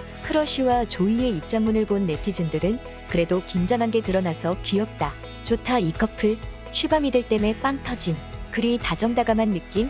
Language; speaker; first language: Korean; native; Korean